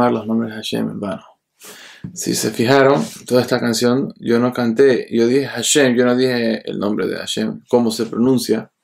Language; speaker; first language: Spanish; early bilingual, heritage; Spanish